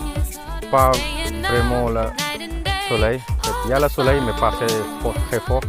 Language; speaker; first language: French; non-native, fluent; Hindi